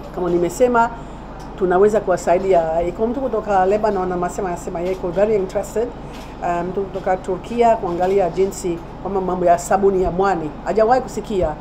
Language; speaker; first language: Swahili; non-native, fluent; Seselwa Creole French